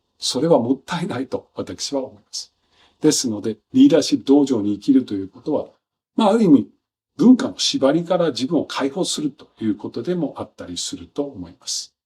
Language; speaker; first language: Japanese; non-native, fluent; Danish